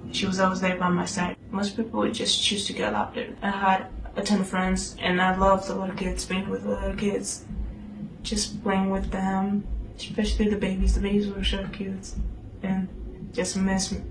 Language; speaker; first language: English; early bilingual, other home language; Spanish